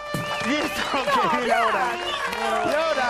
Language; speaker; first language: Spanish; native; Spanish